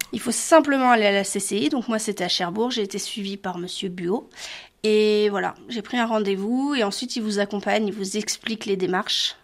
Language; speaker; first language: French; native; French